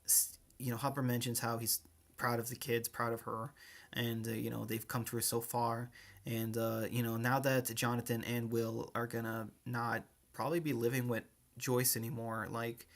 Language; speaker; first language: English; native; English